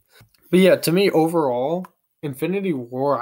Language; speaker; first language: English; native; English